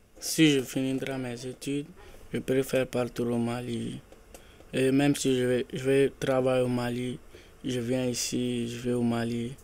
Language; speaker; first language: French; non-native, local second language; Bambara